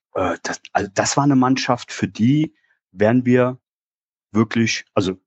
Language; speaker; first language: German; native; German